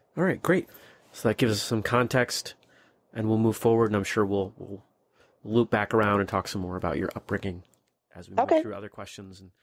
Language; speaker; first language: English; native; English